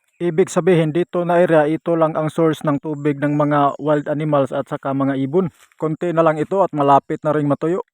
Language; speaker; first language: Filipino; non-native, local second language; Cebuano